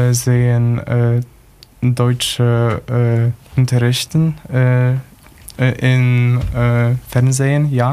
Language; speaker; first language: German; non-native, learner; Polish